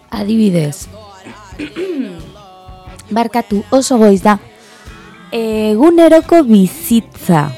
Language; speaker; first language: Basque; non-native, local second language; Spanish